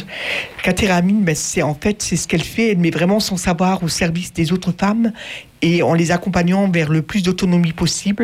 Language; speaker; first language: French; native; French